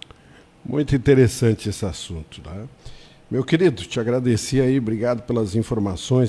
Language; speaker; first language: Portuguese; native; Portuguese